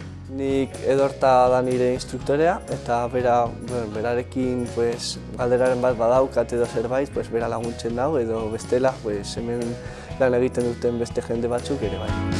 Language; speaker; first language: Basque; non-native, local second language; Spanish